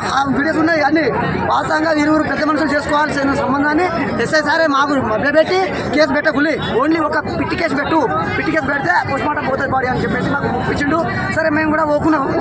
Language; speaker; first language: Telugu; non-native, local second language; Lambadi